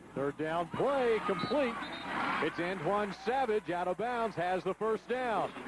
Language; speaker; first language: English; native; English